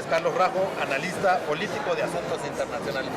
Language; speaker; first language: Spanish; native; Spanish